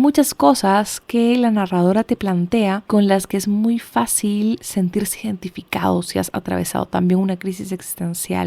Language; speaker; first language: Spanish; native; Spanish